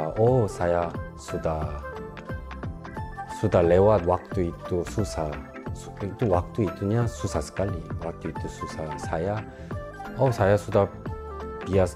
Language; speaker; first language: Indonesian; non-native, local second language; Korean